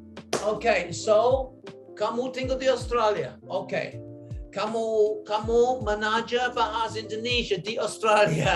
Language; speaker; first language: Indonesian; non-native, learner; English